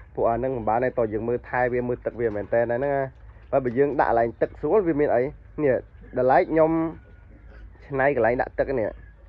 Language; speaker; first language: Khmer; native; Khmer